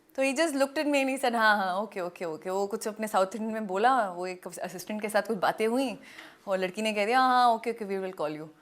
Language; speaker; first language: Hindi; non-native, local second language; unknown